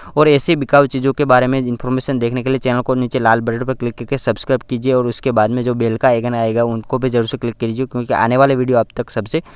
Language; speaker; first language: Hindi; non-native, local second language; Gujarati